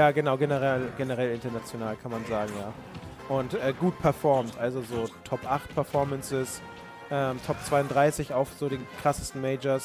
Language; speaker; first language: German; native; German